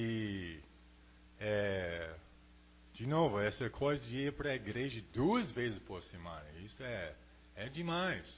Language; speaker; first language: Portuguese; non-native, fluent; English